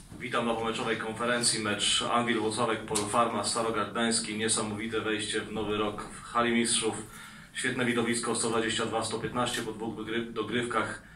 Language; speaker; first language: Polish; native; Polish